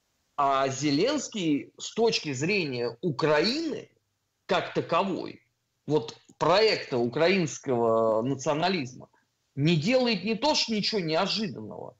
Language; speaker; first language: Russian; native; Russian